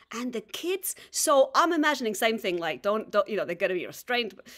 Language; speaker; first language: English; native; English